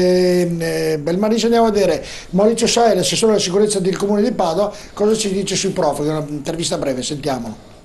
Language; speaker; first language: Italian; native; Italian